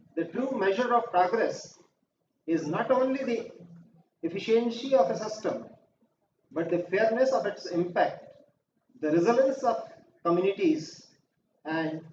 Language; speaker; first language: English; non-native, local second language; Hindi